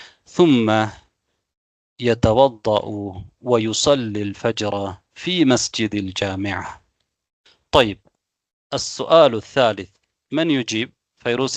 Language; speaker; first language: Arabic; non-native, fluent; Tamil